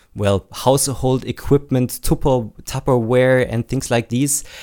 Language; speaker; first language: English; non-native, fluent; German